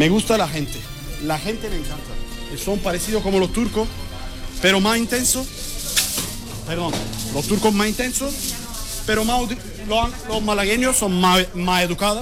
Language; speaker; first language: Spanish; non-native, learner; Turkish